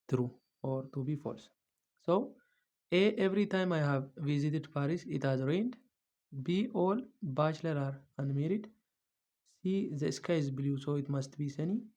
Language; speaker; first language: English; non-native, local second language; Amharic